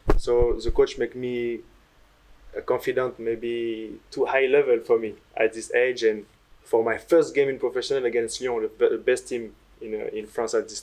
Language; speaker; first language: English; non-native, learner; French